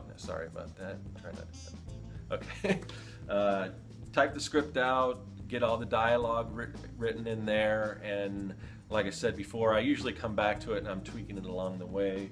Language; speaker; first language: English; native; English